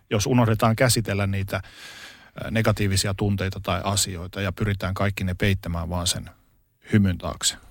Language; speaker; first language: Finnish; native; Finnish